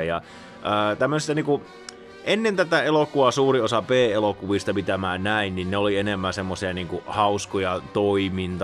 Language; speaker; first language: Finnish; native; Finnish